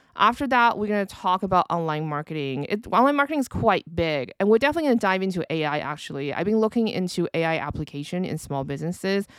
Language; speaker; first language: English; early bilingual, other home language; Chinese